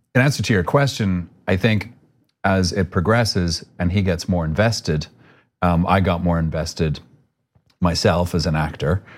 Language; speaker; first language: English; native; English